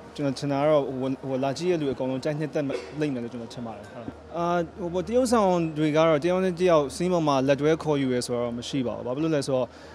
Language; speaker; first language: Burmese; native; Burmese